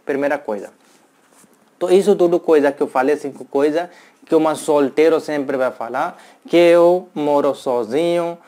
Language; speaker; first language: Portuguese; non-native, learner; Hindi